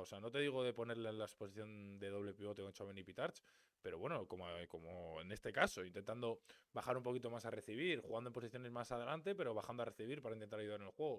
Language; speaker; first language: Spanish; native; Spanish